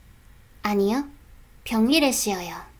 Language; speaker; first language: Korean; non-native, fluent; Japanese